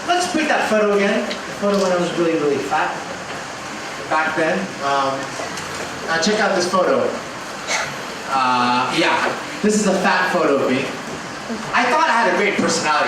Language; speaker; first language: English; early bilingual, other home language; Thai